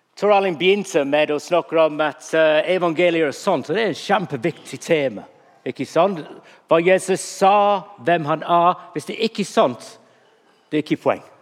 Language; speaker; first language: Norwegian; non-native, fluent; English